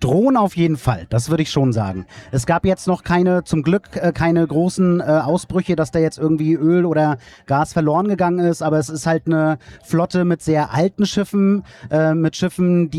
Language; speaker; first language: German; native; German